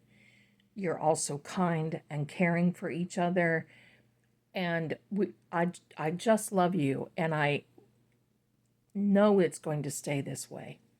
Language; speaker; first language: English; native; English